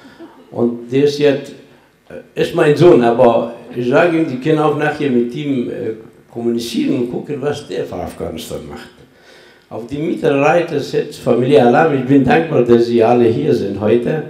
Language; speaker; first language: German; non-native, fluent; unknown